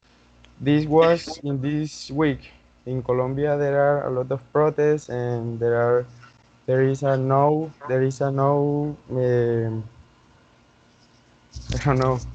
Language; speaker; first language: English; non-native, learner; Spanish